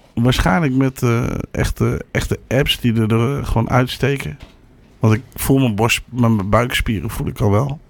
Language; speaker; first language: Dutch; native; Dutch